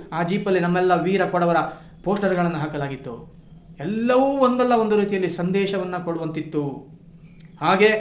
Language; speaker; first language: Kannada; non-native, local second language; Kodava